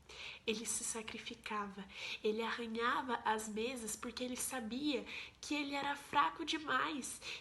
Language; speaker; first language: Portuguese; native; Portuguese